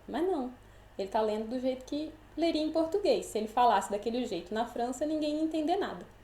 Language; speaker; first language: Portuguese; native; Portuguese